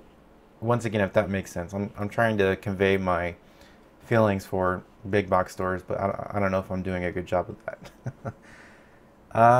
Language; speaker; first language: English; native; English